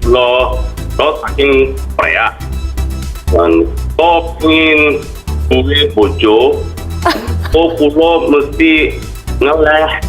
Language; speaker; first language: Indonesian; non-native, fluent; Korean